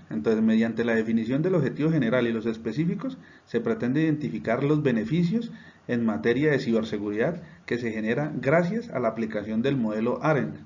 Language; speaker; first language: Spanish; native; Spanish